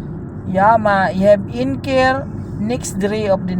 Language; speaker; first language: Dutch; non-native, learner; Filipino